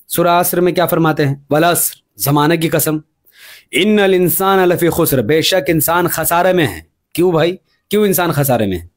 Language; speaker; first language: Hindi; non-native, local second language; Urdu